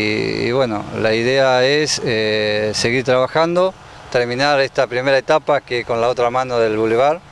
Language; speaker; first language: Spanish; native; Spanish